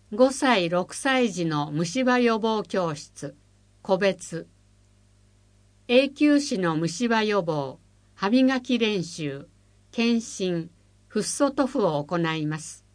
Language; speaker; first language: Japanese; native; Japanese